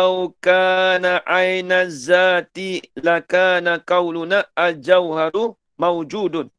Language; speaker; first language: Arabic; non-native, fluent; Malay